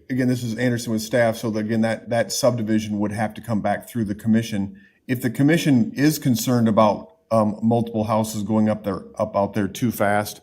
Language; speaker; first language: English; native; English